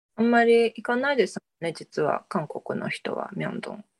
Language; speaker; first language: Japanese; early bilingual, other home language; Korean